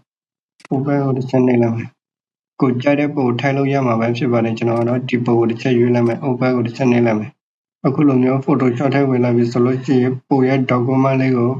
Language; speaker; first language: Burmese; native; Burmese